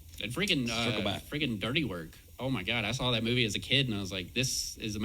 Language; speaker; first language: English; native; English